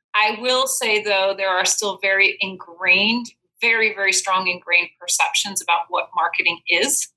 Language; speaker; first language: English; non-native, fluent; Dutch